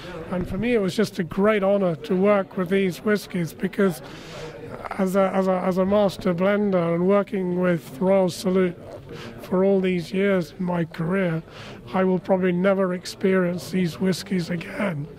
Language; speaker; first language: English; native; English